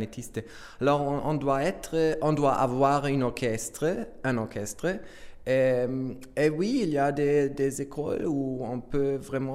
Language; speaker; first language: French; non-native, learner; German